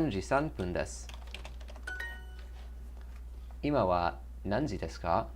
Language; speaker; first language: Japanese; non-native, learner; English